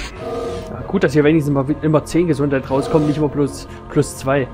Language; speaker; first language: German; native; German